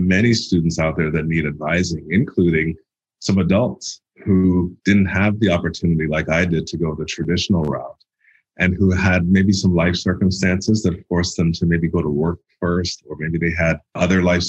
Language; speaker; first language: English; native; English